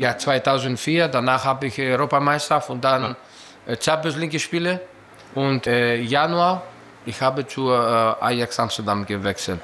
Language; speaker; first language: German; non-native, learner; Greek